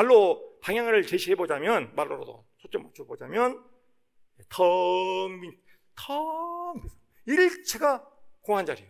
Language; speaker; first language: Korean; native; Korean